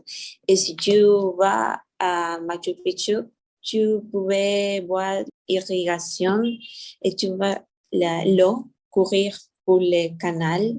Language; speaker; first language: French; non-native, learner; Spanish